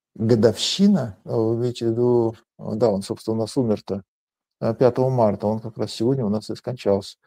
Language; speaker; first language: Russian; native; Russian